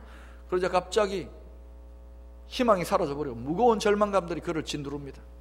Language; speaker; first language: Korean; native; Korean